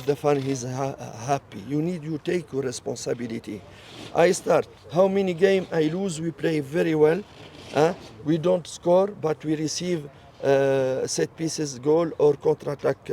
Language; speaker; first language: English; non-native, learner; French